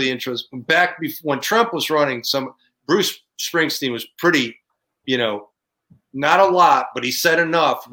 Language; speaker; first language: English; native; English